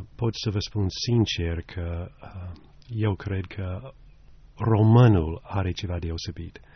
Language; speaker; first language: Romanian; non-native, fluent; English